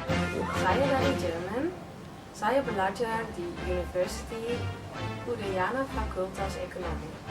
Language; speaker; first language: Indonesian; non-native, learner; German